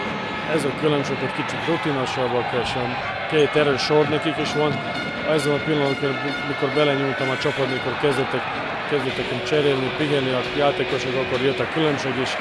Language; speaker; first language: Hungarian; non-native, learner; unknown